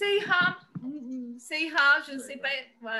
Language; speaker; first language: French; non-native, fluent; Turkish